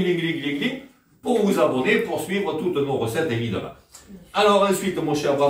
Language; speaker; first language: French; native; French